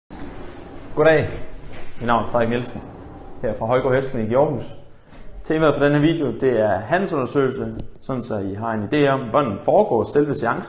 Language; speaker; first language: Danish; native; Danish